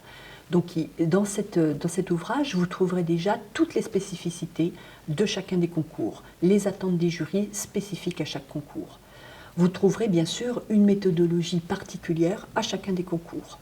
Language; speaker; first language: French; native; French